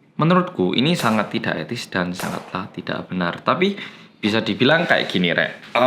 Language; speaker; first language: Indonesian; non-native, fluent; Korean